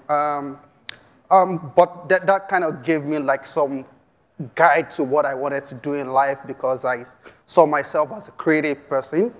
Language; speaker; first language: English; non-native, local second language; Yoruba